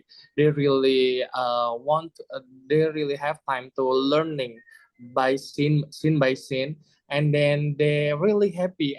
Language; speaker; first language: English; non-native, learner; Indonesian